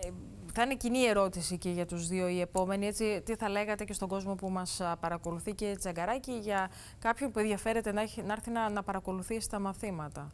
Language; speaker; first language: Greek; native; Greek